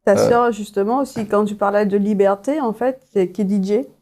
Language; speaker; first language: French; native; French